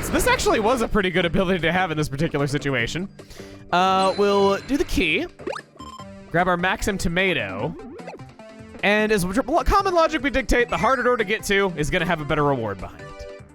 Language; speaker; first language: English; native; English